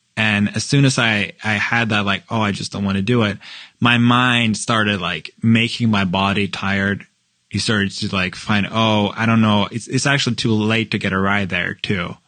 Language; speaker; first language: English; non-native, fluent; Norwegian